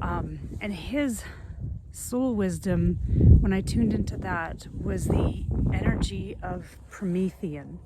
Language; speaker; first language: English; native; English